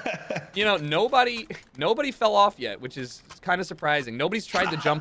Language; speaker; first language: English; native; English